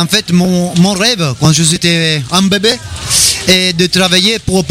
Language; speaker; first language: French; non-native, learner; Italian